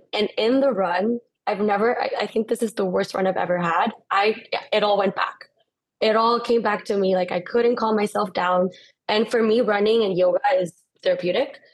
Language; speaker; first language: English; non-native, fluent; Spanish